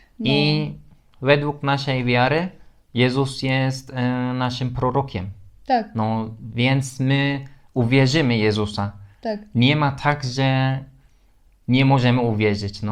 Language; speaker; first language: Polish; non-native, learner; Turkish